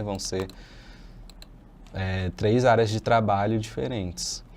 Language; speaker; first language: Portuguese; native; Portuguese